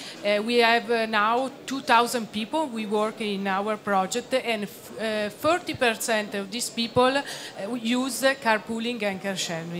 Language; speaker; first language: English; non-native, learner; Italian